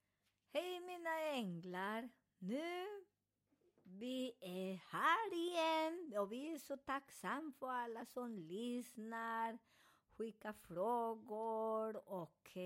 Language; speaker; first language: Swedish; non-native, fluent; Spanish